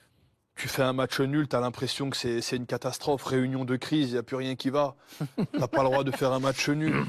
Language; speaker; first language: French; native; French